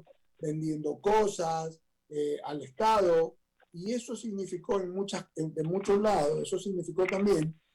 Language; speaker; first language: Spanish; native; Spanish